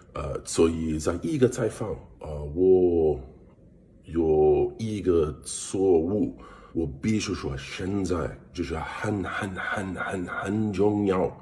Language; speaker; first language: Chinese; non-native, learner; English